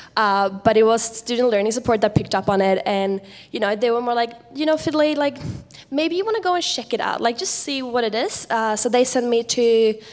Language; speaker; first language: English; non-native, fluent; Swedish